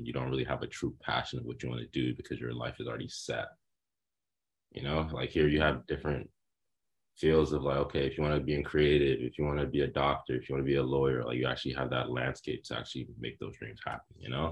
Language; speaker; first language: English; native; English